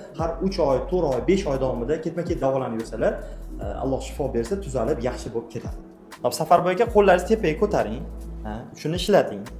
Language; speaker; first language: Uzbek; native; Uzbek